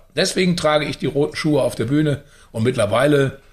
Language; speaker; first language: German; native; German